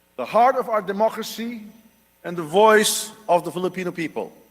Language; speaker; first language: English; non-native, local second language; Filipino